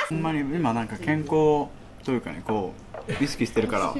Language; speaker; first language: Japanese; native; Japanese